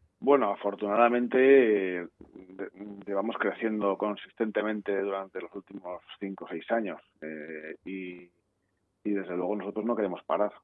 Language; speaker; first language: Spanish; native; Spanish